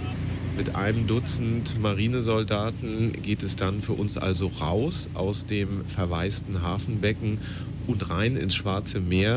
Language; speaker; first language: German; native; German